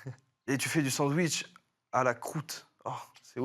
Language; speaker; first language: French; native; French